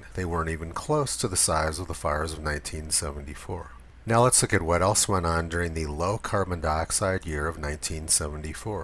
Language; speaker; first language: English; native; English